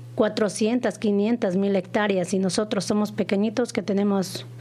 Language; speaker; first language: Spanish; native; Spanish